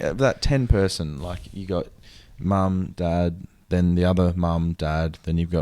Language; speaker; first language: English; native; English